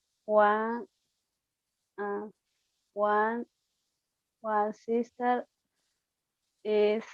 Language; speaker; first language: English; non-native, learner; Spanish